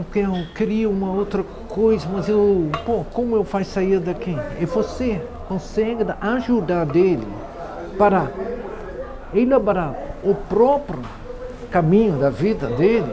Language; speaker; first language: Portuguese; non-native, fluent; Dutch